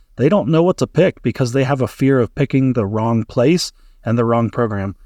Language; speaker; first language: English; native; English